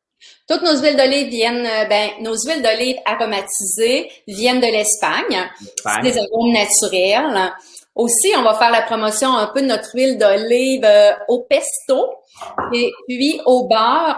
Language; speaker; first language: French; native; French